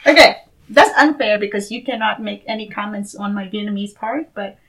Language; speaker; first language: English; non-native, fluent; Vietnamese